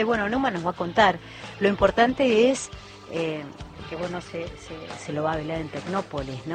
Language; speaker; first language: Spanish; native; Spanish